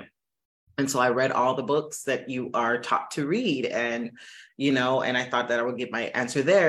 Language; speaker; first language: English; native; English